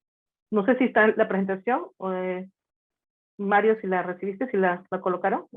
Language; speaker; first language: Spanish; native; Spanish